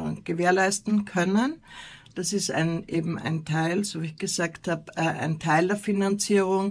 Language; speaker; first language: German; native; German